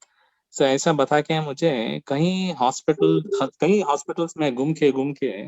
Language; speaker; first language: Hindi; non-native, local second language; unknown